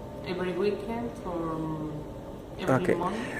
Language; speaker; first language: English; non-native, learner; Spanish